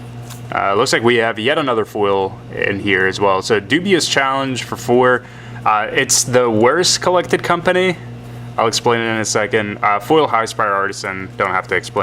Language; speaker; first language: English; native; English